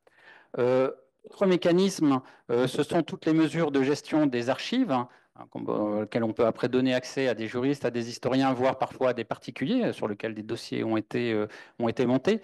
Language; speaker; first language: French; native; French